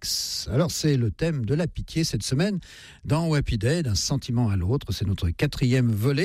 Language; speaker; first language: French; native; French